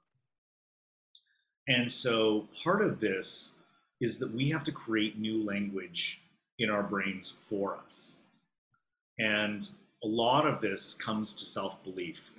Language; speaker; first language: English; native; English